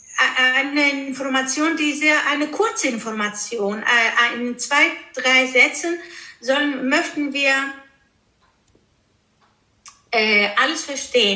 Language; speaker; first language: German; non-native, fluent; Greek